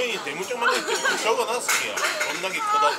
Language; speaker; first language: Korean; native; Korean